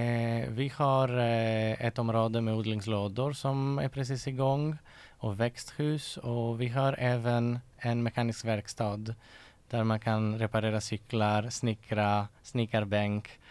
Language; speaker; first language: Swedish; non-native, fluent; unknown